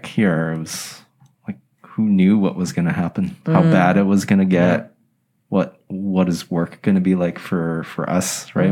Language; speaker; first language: English; native; English